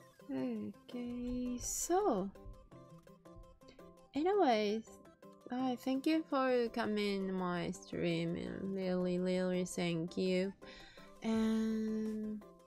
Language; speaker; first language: English; non-native, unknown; Japanese